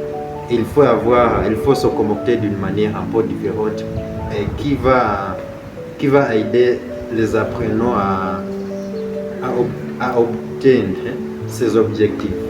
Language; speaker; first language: French; non-native, fluent; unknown